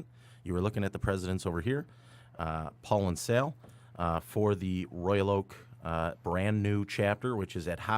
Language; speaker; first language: English; native; English